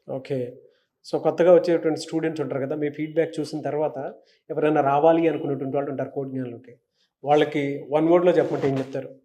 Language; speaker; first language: Telugu; native; Telugu